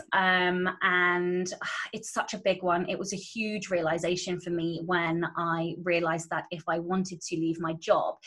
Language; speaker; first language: English; native; English